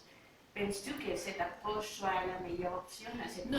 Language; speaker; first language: French; non-native, learner; Spanish